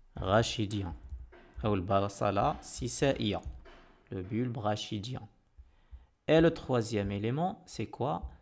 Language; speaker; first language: French; non-native, local second language; Arabic